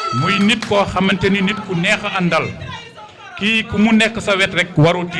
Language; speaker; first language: Wolof; non-native, local second language; Fula